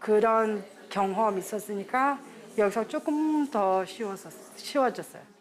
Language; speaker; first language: Korean; early bilingual, heritage; Portuguese